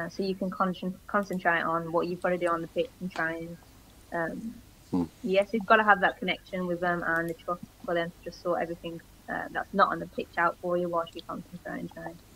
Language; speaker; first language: English; early bilingual, other home language; Greek